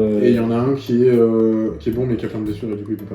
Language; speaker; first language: French; native; French